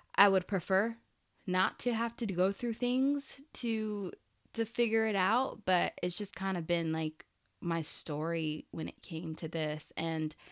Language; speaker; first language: English; early bilingual, other home language; Haitian Creole